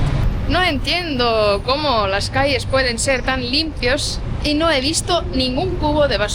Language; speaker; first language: Spanish; non-native, fluent; Estonian